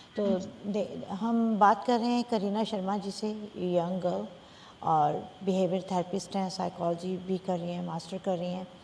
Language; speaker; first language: Hindi; native; Hindi